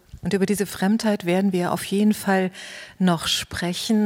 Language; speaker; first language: German; native; German